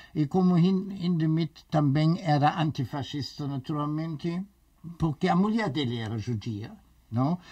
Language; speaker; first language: Portuguese; non-native, fluent; German